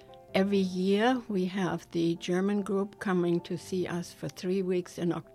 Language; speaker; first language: English; non-native, fluent; German